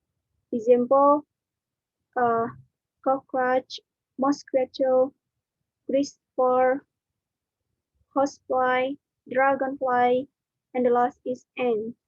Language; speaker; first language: English; non-native, learner; Indonesian